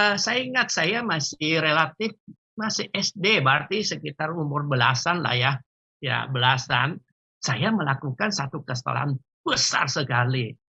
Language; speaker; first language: Indonesian; native; Indonesian